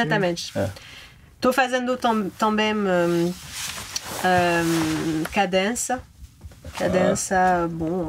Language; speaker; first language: Portuguese; non-native, fluent; French